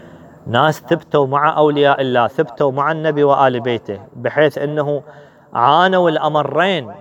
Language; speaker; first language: Arabic; native; Arabic